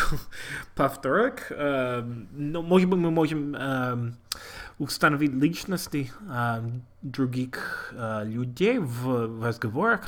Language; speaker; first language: Russian; non-native, learner; English